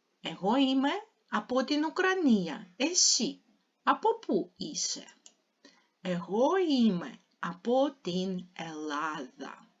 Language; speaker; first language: Greek; non-native, fluent; Ukrainian